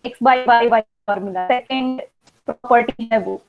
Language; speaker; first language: Hindi; non-native, local second language; Gujarati